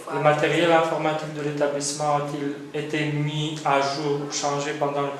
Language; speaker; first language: French; non-native, fluent; Romanian